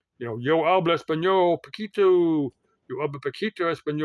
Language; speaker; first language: Spanish; non-native, learner; English